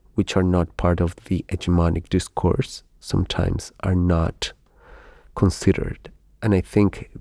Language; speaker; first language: English; non-native, fluent; Spanish